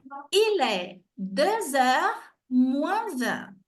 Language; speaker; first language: French; non-native, fluent; Portuguese